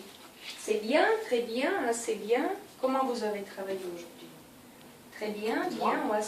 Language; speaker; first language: French; non-native, fluent; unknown